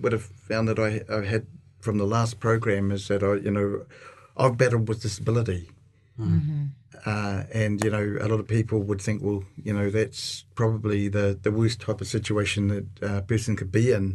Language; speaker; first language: English; native; English